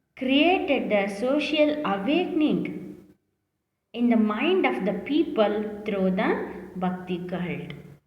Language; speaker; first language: English; non-native, local second language; Kannada